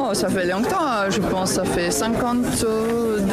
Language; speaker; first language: French; non-native, fluent; German